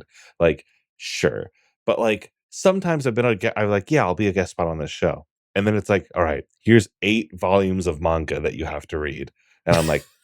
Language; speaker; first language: English; native; English